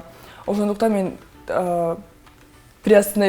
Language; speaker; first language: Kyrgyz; non-native, local second language; Russian